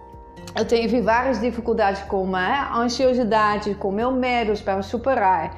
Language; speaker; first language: Portuguese; non-native, fluent; Dutch